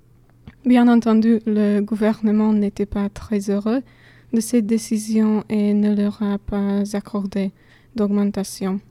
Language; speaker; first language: French; non-native, fluent; Slovak